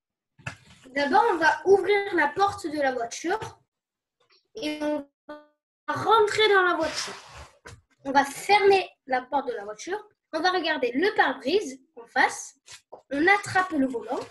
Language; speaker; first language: French; native; French